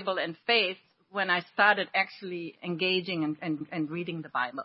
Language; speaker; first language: English; non-native, fluent; German